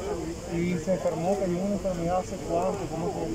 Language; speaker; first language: Spanish; native; Spanish